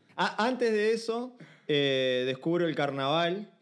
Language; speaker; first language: Spanish; native; Spanish